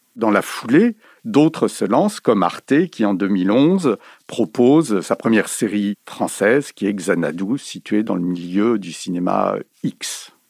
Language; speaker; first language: French; native; French